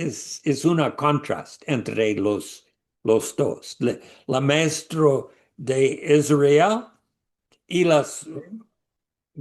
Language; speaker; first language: Spanish; non-native, learner; English